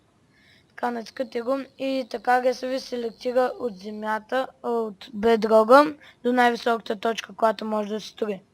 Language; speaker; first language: Bulgarian; native; Bulgarian